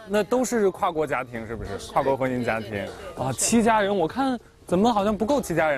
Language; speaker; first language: Chinese; native; Chinese